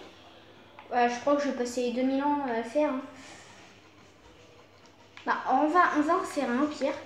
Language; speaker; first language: French; native; French